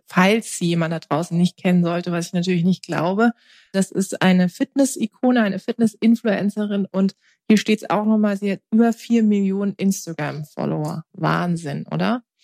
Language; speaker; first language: German; early bilingual, other home language; Turkish